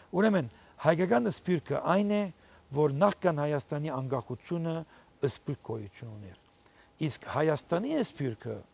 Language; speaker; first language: Armenian; early bilingual, heritage; Armenian